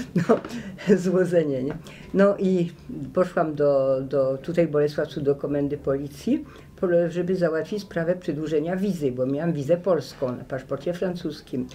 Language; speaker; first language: Polish; early bilingual, heritage; Polish